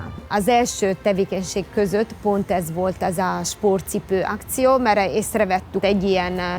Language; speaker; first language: Hungarian; non-native, fluent; Italian